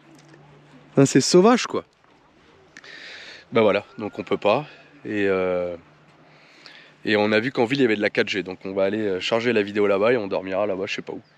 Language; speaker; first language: French; native; French